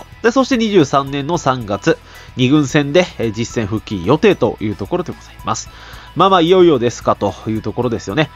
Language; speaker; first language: Japanese; native; Japanese